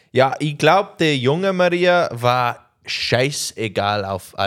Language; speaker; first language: German; non-native, learner; English